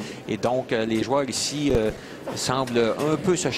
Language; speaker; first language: French; native; French